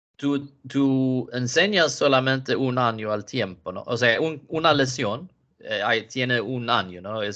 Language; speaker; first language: Spanish; non-native, learner; Swedish